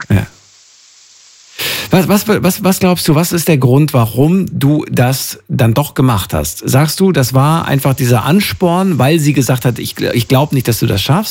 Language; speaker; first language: German; native; German